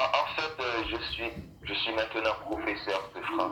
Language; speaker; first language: French; non-native, local second language; Haitian Creole